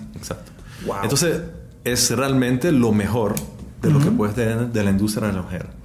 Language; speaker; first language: Spanish; non-native, fluent; French